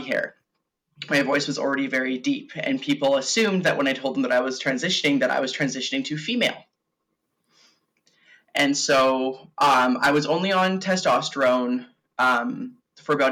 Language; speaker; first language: English; native; English